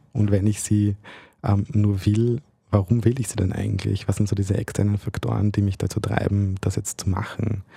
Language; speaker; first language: German; early bilingual, other home language; Bosnian